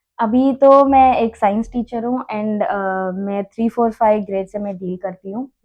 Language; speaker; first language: Hindi; non-native, local second language; Telugu